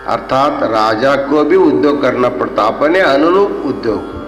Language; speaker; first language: Hindi; non-native, local second language; Kannada